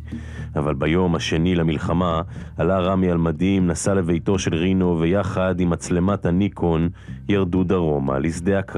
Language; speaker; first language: Hebrew; native; Hebrew